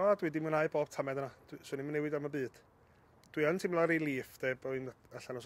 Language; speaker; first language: Welsh; native; Welsh